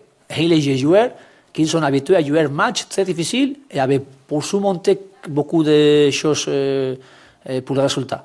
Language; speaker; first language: French; non-native, fluent; Spanish